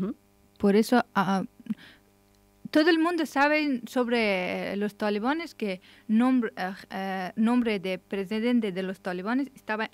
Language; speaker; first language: Spanish; non-native, learner; Persian